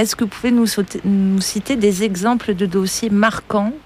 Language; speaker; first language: French; native; French